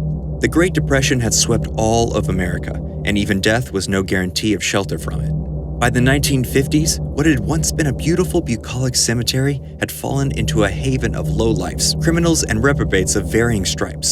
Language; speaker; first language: English; native; English